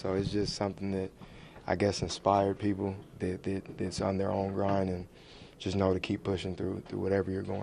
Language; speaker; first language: English; native; English